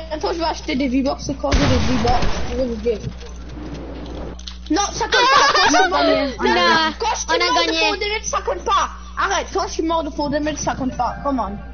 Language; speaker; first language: French; non-native, local second language; English